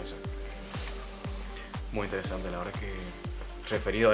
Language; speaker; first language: Spanish; native; Spanish